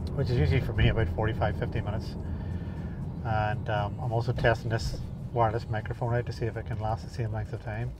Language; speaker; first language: English; native; English